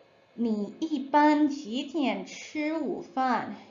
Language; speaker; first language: Chinese; non-native, fluent; English